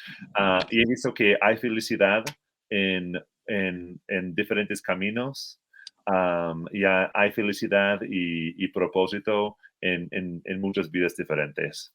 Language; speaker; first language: Spanish; non-native, fluent; English